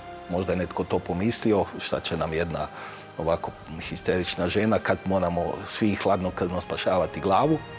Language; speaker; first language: Croatian; native; Croatian